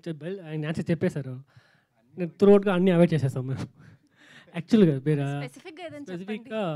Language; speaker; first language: Telugu; non-native, local second language; Tamil